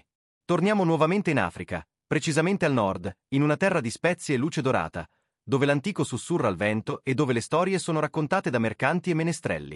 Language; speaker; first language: Italian; native; Italian